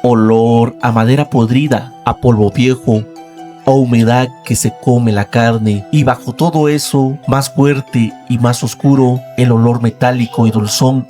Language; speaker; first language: Spanish; native; Spanish